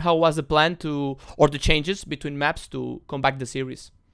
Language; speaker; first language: English; non-native, fluent; Spanish